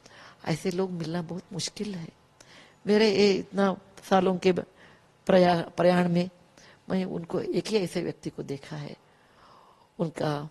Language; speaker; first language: Hindi; non-native, local second language; Kannada